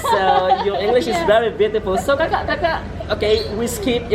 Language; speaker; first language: English; non-native, fluent; Indonesian